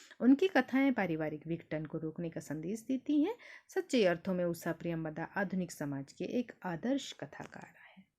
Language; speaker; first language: Hindi; native; Hindi